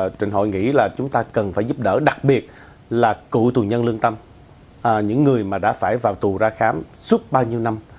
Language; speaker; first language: Vietnamese; early bilingual, other home language; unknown